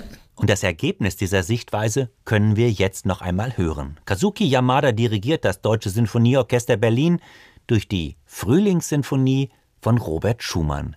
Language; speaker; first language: German; native; German